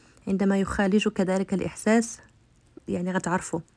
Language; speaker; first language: Arabic; native; Arabic